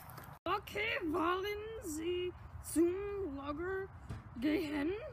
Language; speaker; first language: German; non-native, learner; English